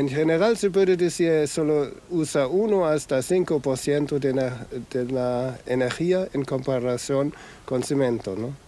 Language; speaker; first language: Spanish; non-native, fluent; German